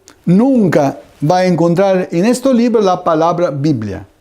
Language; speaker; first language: Spanish; non-native, fluent; Italian